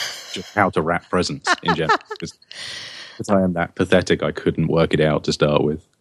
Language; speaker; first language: English; native; English